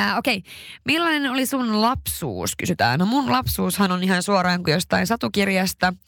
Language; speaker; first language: Finnish; early bilingual, heritage; Swedish